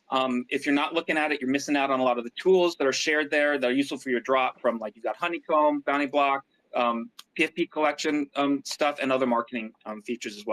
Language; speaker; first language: English; native; English